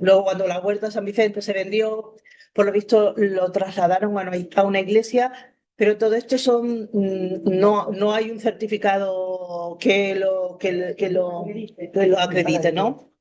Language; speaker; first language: Spanish; native; Spanish